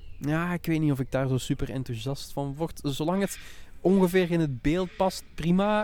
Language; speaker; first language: Dutch; native; Dutch